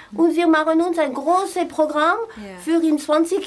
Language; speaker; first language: German; non-native, fluent; French